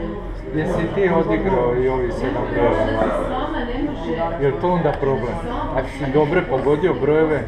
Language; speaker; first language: Serbian; native; Serbian